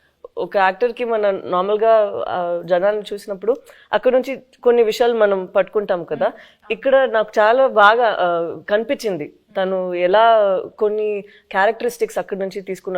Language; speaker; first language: Telugu; non-native, fluent; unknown